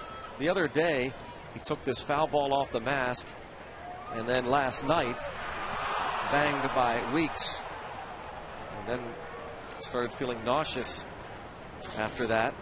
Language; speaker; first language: English; native; English